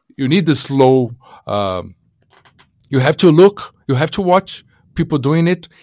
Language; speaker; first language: English; non-native, fluent; Portuguese